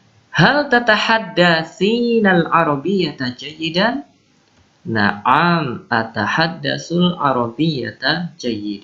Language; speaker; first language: Arabic; non-native, fluent; Indonesian